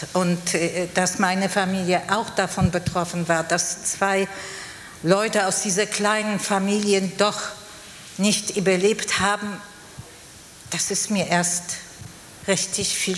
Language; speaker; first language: German; non-native, fluent; Polish